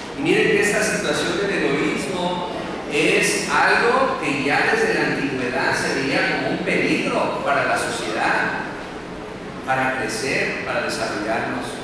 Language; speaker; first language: Spanish; native; Spanish